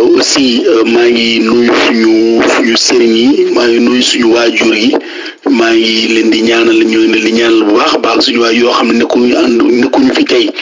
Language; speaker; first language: Wolof; non-native, local second language; Fula